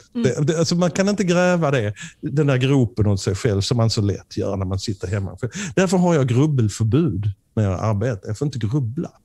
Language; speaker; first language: Swedish; native; Swedish